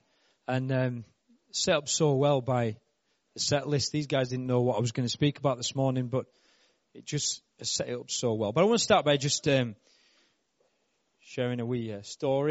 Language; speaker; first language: English; native; English